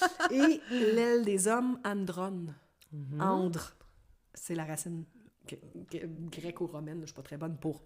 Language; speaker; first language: French; native; French